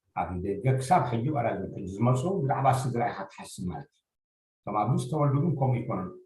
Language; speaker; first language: Tigrinya; native; Tigrinya